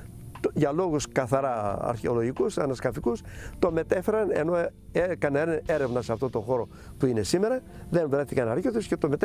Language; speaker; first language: Greek; native; Greek